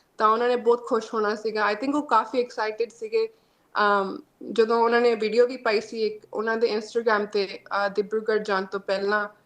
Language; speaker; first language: Punjabi; early bilingual, heritage; Punjabi